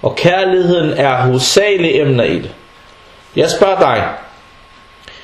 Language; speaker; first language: Danish; non-native, fluent; Arabic